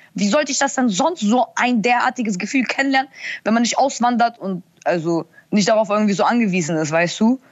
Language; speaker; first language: German; early bilingual, other home language; Russian